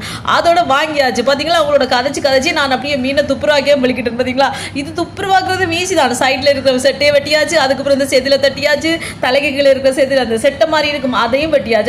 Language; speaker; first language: Tamil; native; Tamil